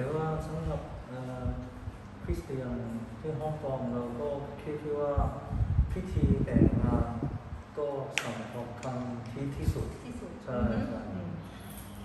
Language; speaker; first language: Thai; non-native, learner; Cantonese